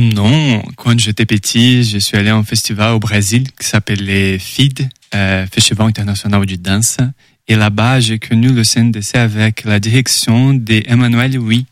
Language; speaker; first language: French; non-native, fluent; Portuguese